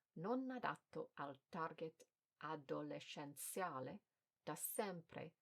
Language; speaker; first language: Italian; non-native, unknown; English